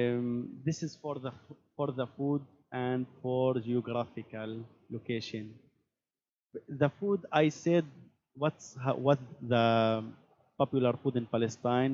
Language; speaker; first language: English; non-native, learner; Arabic